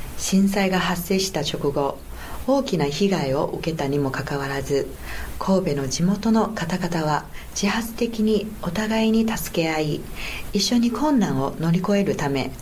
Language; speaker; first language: Japanese; non-native, fluent; Chinese